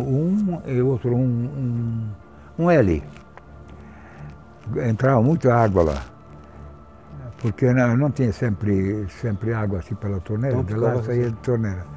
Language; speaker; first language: Portuguese; non-native, fluent; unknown